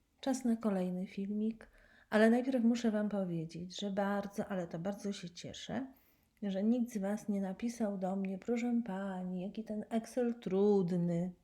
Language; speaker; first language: Polish; native; Polish